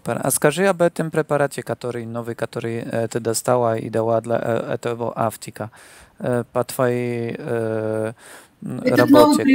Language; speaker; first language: Russian; non-native, learner; Polish